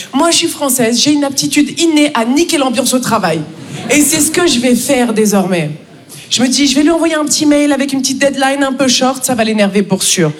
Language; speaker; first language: French; native; French